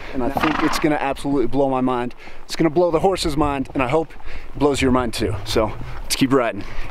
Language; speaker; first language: English; native; English